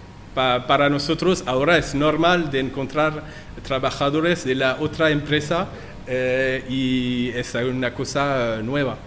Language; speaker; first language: Spanish; non-native, learner; French